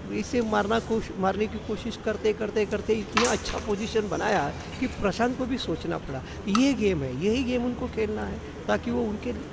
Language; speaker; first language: Hindi; non-native, local second language; Marathi